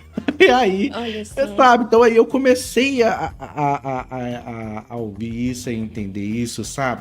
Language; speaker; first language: Portuguese; native; Portuguese